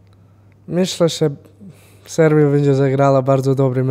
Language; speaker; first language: Polish; non-native, fluent; Serbian